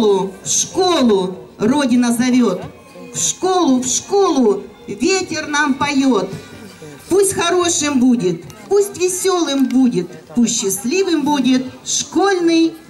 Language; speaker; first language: Russian; native; Russian